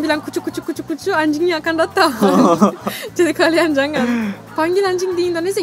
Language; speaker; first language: Indonesian; non-native, fluent; Turkish